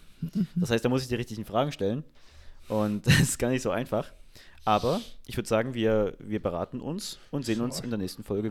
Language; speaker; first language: German; native; German